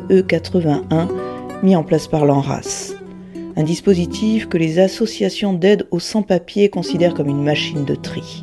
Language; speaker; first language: French; native; French